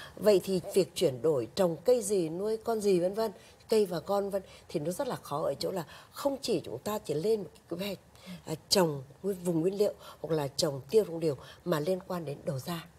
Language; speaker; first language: Vietnamese; native; Vietnamese